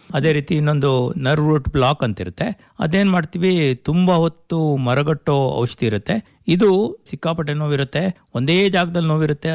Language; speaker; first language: Kannada; native; Kannada